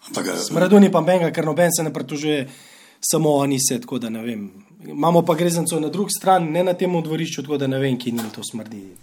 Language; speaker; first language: Slovenian; native; Slovenian